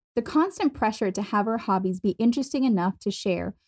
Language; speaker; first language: English; non-native, fluent; German